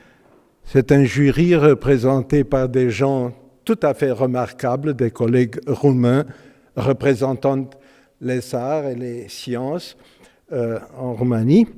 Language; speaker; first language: French; non-native, fluent; Romanian